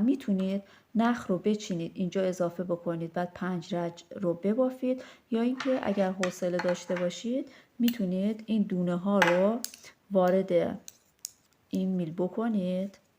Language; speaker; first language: Persian; native; Persian